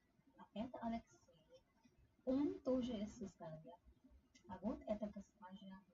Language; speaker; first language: Russian; non-native, learner; English